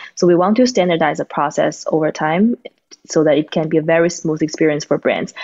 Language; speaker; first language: English; non-native, fluent; Chinese